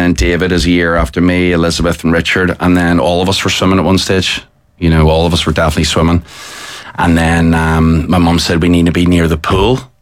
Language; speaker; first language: English; native; English